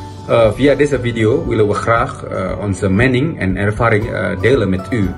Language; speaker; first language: Dutch; non-native, fluent; Indonesian